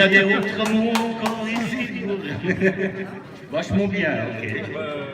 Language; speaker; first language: French; non-native, learner; German